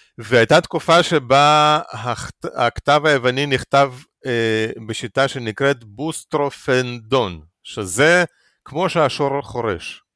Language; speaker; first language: Hebrew; early bilingual, other home language; Russian